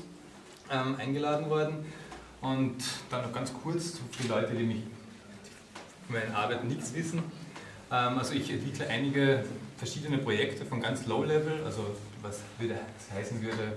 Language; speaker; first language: German; native; German